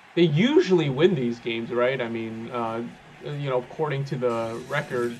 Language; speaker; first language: English; native; English